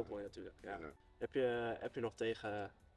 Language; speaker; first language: Dutch; native; Dutch